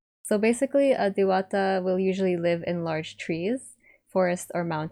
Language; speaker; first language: English; non-native, local second language; Iloko